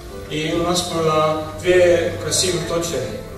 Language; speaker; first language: Russian; non-native, learner; Estonian